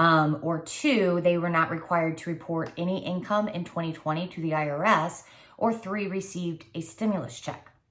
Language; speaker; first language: English; native; English